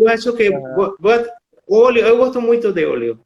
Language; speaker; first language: Portuguese; non-native, fluent; Spanish